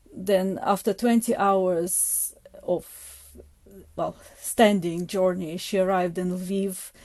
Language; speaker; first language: English; non-native, fluent; Ukrainian